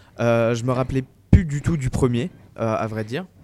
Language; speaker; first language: French; native; French